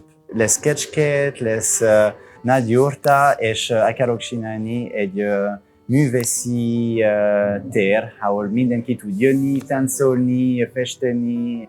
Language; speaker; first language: Hungarian; non-native, learner; French